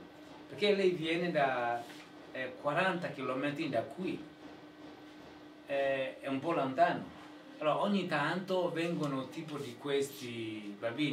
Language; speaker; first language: Italian; non-native, fluent; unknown